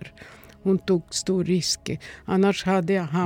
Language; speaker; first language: Swedish; non-native, fluent; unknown